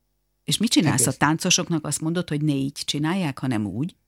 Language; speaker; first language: Hungarian; native; Hungarian